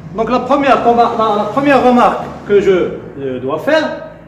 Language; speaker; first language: French; non-native, local second language; Arabic